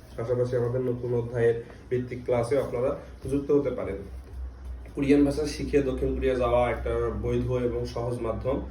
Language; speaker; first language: Bangla; native; Bangla